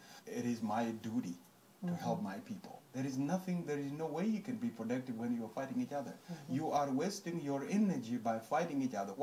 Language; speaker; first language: English; non-native, fluent; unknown